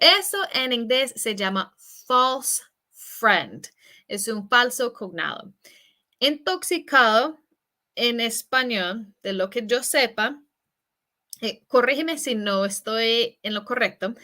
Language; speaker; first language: Spanish; non-native, fluent; English